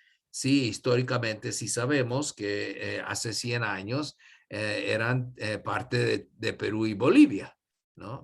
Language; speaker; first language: Spanish; non-native, fluent; English